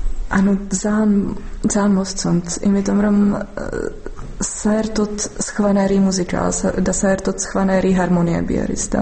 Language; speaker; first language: Georgian; non-native, fluent; Czech